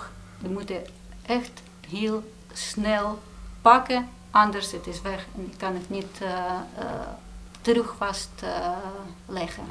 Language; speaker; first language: Dutch; non-native, fluent; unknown